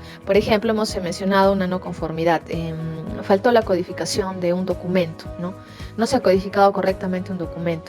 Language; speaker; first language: Spanish; native; Spanish